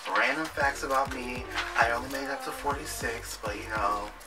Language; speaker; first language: English; native; English